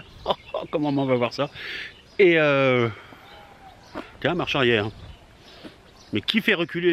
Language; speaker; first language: French; native; French